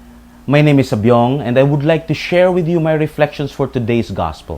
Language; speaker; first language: English; non-native, local second language; Filipino